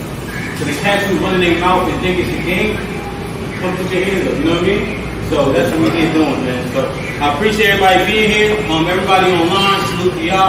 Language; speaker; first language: English; native; English